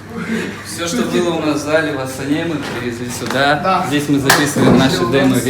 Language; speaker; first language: Russian; non-native, local second language; Kazakh